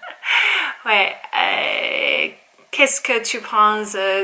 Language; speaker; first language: French; non-native, learner; Chinese